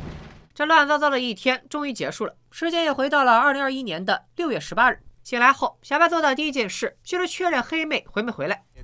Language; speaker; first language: Chinese; native; Chinese